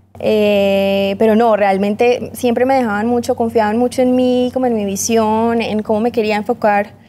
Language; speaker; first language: Spanish; native; Spanish